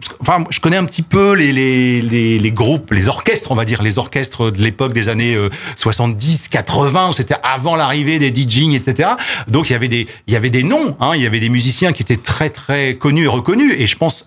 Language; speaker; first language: French; native; French